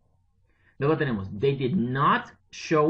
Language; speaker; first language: English; non-native, fluent; Spanish